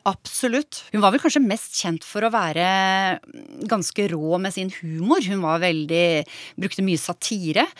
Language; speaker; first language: Norwegian; native; Norwegian